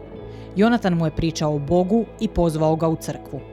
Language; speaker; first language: Croatian; native; Croatian